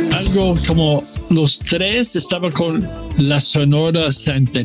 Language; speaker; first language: Spanish; non-native, learner; English